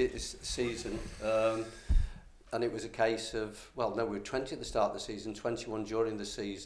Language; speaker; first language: English; native; English